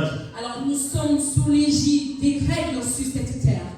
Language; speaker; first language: French; non-native, local second language; Ewe